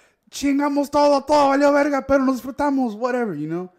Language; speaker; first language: Spanish; early bilingual, heritage; Spanish